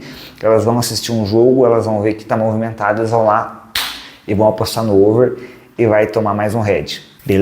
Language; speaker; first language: Portuguese; native; Portuguese